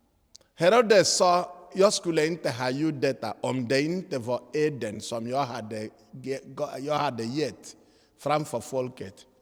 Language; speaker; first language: Swedish; non-native, fluent; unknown